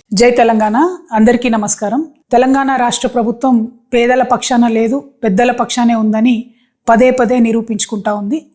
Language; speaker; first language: Telugu; native; Telugu